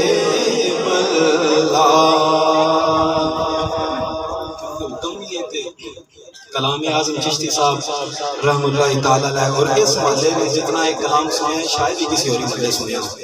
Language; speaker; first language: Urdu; non-native, local second language; Punjabi